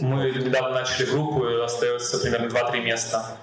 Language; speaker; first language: Russian; native; Russian